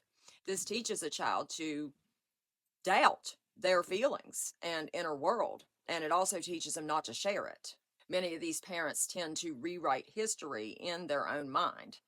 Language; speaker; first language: English; native; English